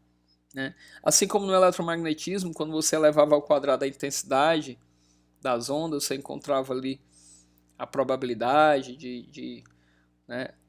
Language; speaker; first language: Portuguese; native; Portuguese